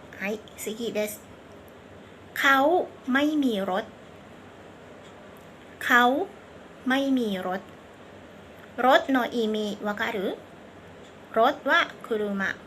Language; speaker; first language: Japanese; non-native, fluent; Thai